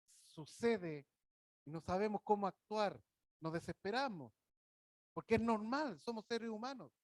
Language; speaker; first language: Spanish; native; Spanish